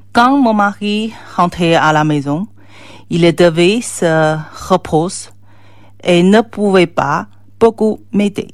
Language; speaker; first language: French; non-native, learner; Chinese